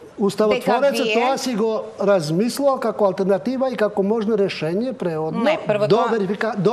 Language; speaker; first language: Macedonian; non-native, local second language; Albanian